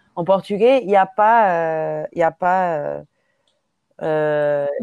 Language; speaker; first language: French; non-native, fluent; Portuguese